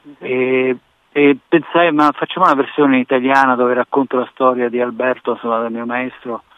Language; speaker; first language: Italian; early bilingual, heritage; Italian